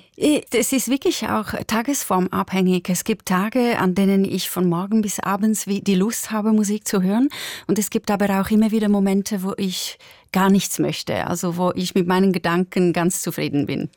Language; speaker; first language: German; non-native, local second language; Italian